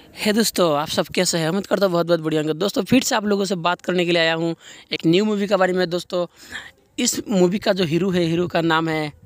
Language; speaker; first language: Hindi; non-native, local second language; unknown